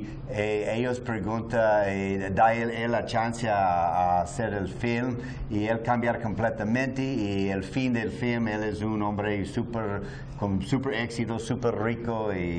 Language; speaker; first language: Spanish; non-native, learner; English